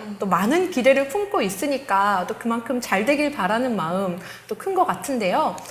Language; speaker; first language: Korean; native; Korean